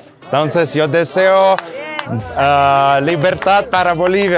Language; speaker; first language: Spanish; non-native, learner; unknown